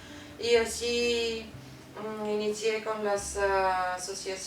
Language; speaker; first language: Spanish; non-native, learner; Bulgarian